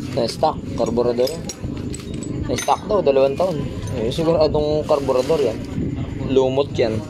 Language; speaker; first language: Filipino; native; Filipino